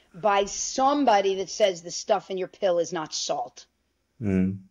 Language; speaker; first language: English; native; English